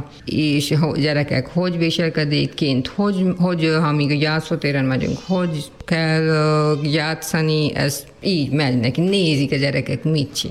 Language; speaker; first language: Hungarian; non-native, learner; Urdu